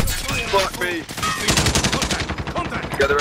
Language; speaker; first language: English; native; English